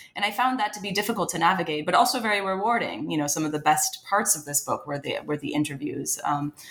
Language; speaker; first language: English; non-native, fluent; French